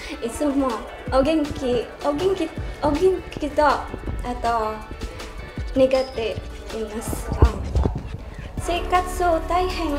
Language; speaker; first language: Japanese; non-native, learner; Indonesian